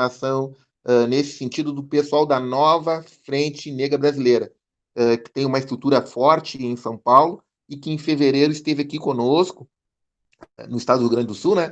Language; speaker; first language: Portuguese; native; Portuguese